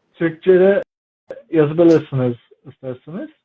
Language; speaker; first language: Turkish; non-native, learner; English